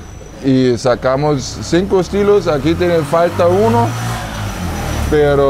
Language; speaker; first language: Spanish; non-native, fluent; German